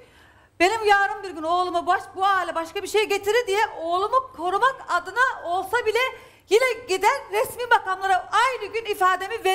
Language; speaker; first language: Turkish; native; Turkish